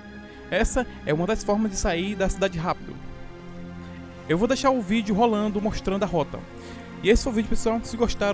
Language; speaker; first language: Portuguese; native; Portuguese